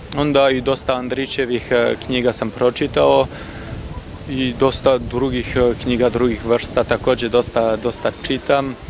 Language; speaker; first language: Serbian; non-native, fluent; French